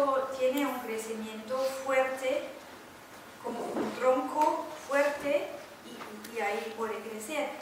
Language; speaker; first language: Spanish; non-native, fluent; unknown